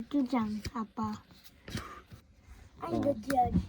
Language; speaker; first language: Korean; early bilingual, heritage; Korean